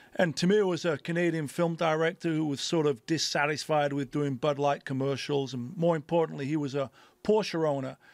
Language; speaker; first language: English; native; English